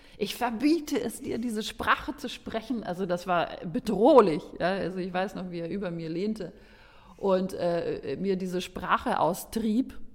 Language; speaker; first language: German; early bilingual, other home language; Lithuanian